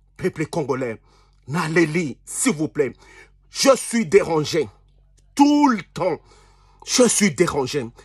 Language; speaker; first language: French; non-native, local second language; Lingala